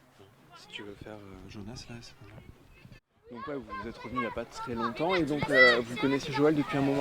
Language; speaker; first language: French; native; French